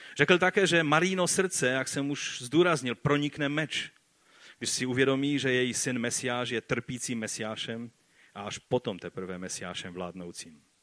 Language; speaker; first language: Czech; non-native, fluent; Polish